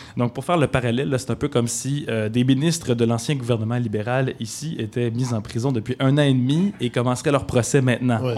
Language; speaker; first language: French; native; French